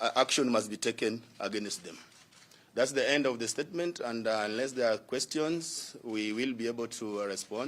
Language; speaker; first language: English; non-native, local second language; Swahili